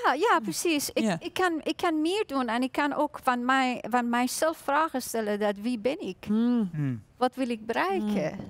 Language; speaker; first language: Dutch; non-native, learner; Persian